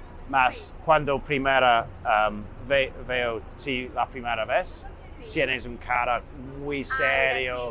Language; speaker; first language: Spanish; non-native, learner; English